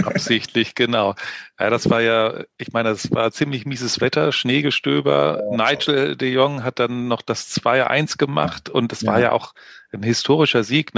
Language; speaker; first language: German; native; German